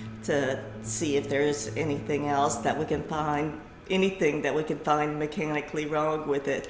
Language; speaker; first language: English; native; English